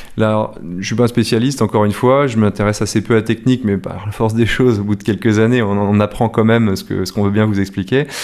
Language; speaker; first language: French; native; French